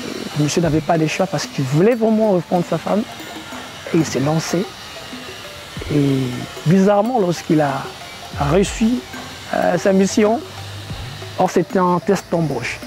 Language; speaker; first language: French; non-native, local second language; Lingala